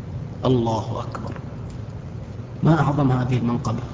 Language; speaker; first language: Arabic; native; Arabic